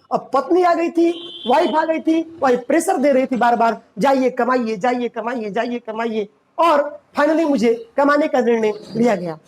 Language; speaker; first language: Hindi; native; Hindi